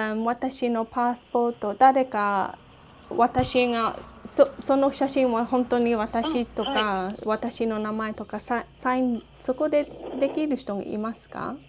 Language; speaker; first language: Japanese; non-native, learner; English